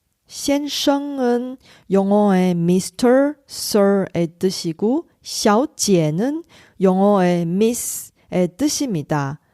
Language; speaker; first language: Korean; non-native, fluent; Chinese